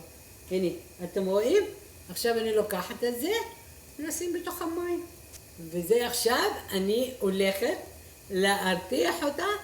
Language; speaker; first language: Hebrew; non-native, fluent; Arabic